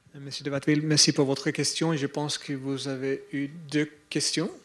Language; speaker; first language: French; non-native, fluent; English